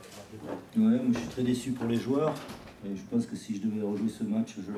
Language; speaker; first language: French; native; French